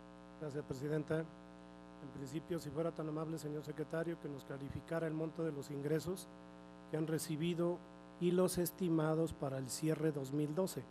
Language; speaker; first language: Spanish; native; Spanish